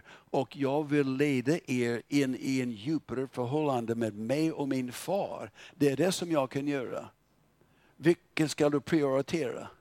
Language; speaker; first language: Swedish; non-native, fluent; English